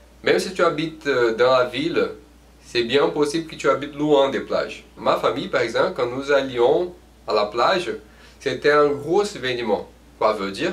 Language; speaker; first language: French; non-native, fluent; Portuguese